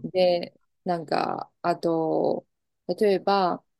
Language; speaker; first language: Japanese; non-native, fluent; Chinese